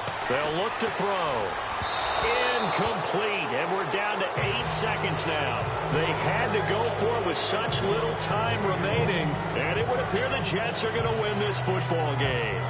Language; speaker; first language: English; native; English